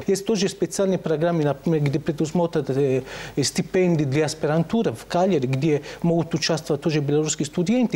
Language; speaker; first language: Russian; non-native, fluent; Italian